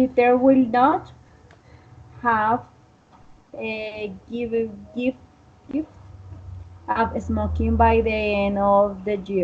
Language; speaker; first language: English; non-native, learner; Spanish